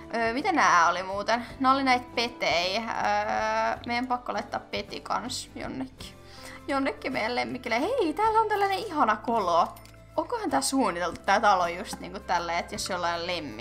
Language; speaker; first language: Finnish; native; Finnish